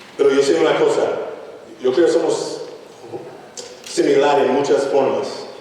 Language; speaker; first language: Spanish; early bilingual, other home language; English